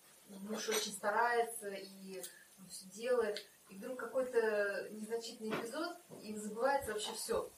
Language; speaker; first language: Russian; native; Russian